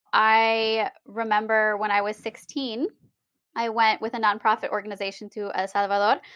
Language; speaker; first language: English; native; English